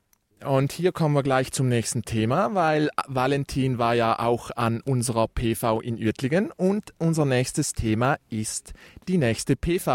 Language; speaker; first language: German; native; German